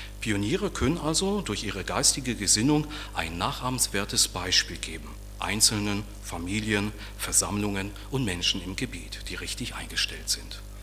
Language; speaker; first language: German; native; German